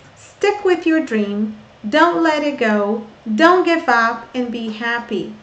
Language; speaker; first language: English; non-native, fluent; Portuguese